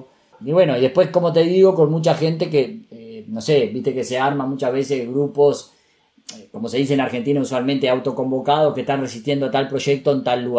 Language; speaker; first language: Spanish; native; Spanish